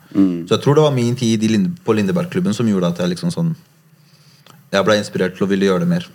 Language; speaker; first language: Norwegian; early bilingual, other home language; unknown